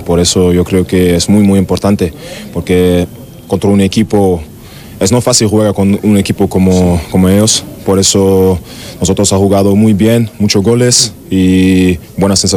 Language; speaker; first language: Spanish; non-native, learner; German